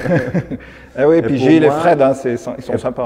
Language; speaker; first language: French; native; French